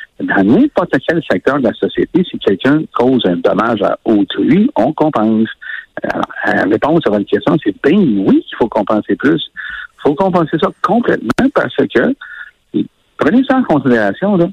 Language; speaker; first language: French; native; French